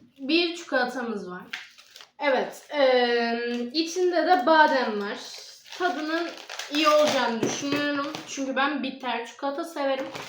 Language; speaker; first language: Turkish; native; Turkish